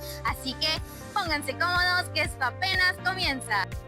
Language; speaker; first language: Spanish; native; Spanish